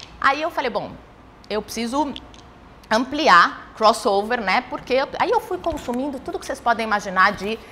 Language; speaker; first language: Portuguese; early bilingual, other home language; Spanish